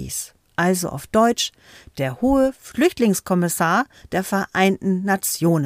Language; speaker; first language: German; native; German